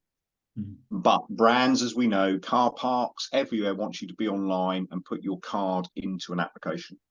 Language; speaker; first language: English; native; English